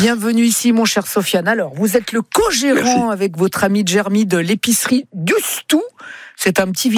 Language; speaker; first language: French; native; French